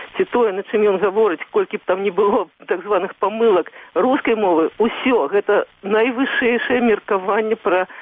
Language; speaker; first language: Belarusian; non-native, local second language; Russian